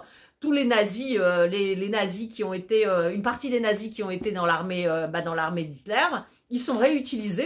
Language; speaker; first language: French; early bilingual, other home language; Polish